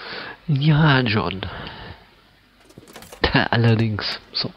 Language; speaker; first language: German; native; German